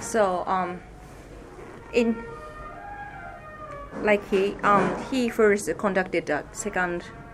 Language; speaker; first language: English; non-native, fluent; Japanese